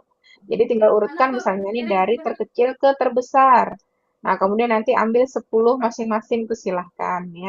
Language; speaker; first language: Indonesian; native; Indonesian